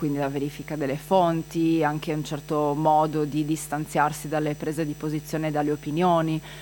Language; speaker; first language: Italian; native; Italian